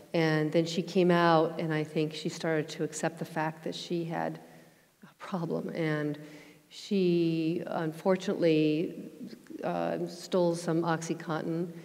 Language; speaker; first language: English; native; English